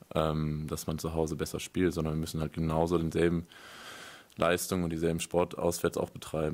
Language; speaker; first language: German; native; German